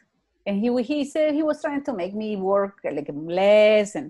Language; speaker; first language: English; non-native, fluent; Spanish